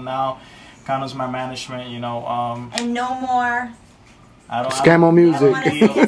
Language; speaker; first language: English; native; English